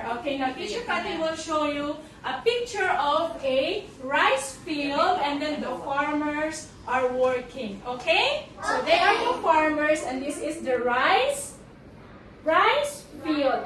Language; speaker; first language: English; non-native, fluent; Filipino